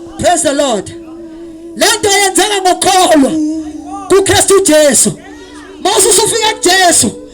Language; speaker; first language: Zulu; native; Zulu